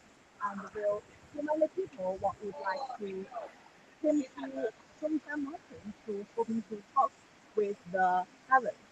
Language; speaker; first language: English; non-native, learner; Chinese